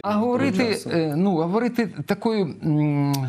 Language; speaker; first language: Ukrainian; non-native, local second language; Russian